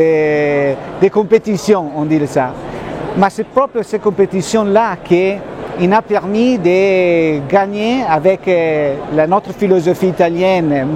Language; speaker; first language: French; non-native, fluent; Italian